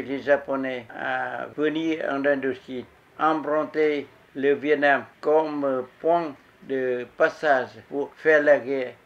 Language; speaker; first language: French; non-native, local second language; Vietnamese